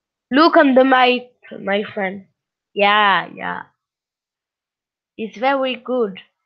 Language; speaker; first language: English; non-native, learner; French